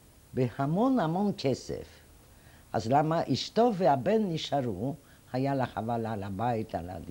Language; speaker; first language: Hebrew; non-native, fluent; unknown